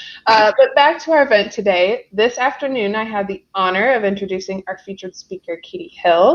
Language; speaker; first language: English; native; English